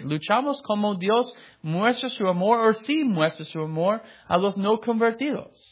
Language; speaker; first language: Spanish; non-native, fluent; English